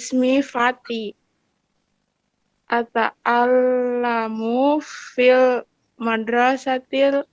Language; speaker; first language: Arabic; non-native, learner; Indonesian